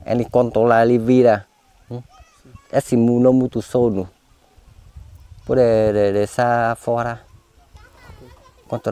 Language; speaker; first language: Portuguese; non-native, learner; Vietnamese